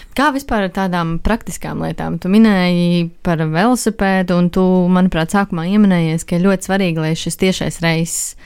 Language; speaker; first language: Latvian; native; Latvian